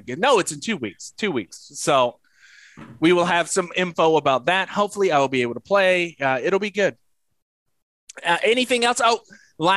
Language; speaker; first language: English; native; English